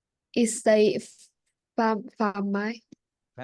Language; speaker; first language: English; non-native, learner; Vietnamese